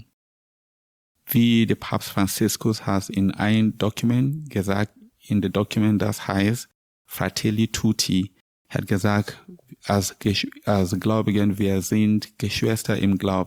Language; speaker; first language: German; non-native, learner; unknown